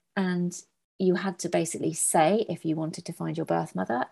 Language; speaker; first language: English; native; English